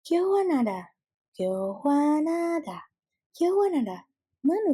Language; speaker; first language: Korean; non-native, fluent; Indonesian